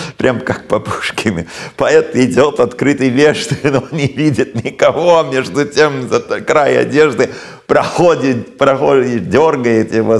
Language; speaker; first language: Russian; non-native, fluent; English